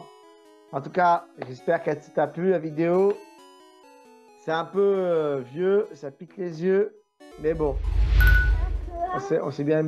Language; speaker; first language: French; native; French